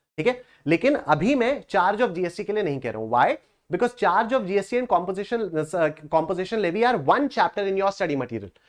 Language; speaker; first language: Hindi; native; Hindi